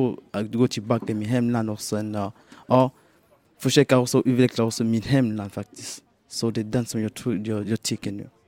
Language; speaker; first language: Swedish; non-native, fluent; French